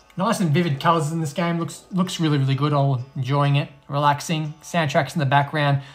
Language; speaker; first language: English; native; English